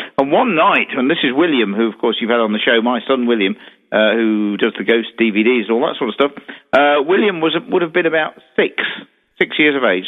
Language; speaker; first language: English; native; English